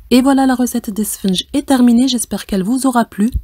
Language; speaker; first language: French; non-native, local second language; Arabic